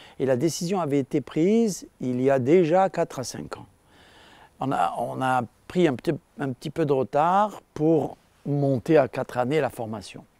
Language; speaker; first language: French; non-native, local second language; Arabic